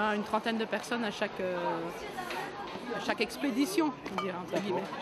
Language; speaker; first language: French; native; French